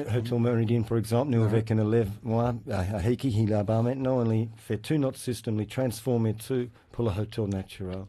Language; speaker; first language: French; non-native, learner; English